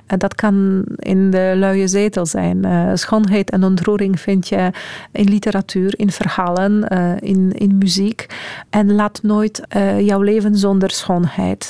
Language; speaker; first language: Dutch; non-native, fluent; Polish